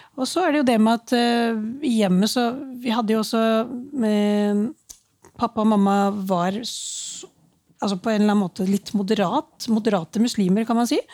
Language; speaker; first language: Norwegian; early bilingual, other home language; Urdu